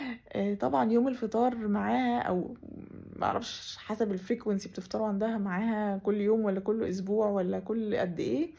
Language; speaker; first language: Arabic; native; Arabic